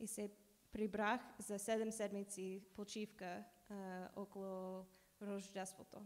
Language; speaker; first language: Bulgarian; non-native, learner; English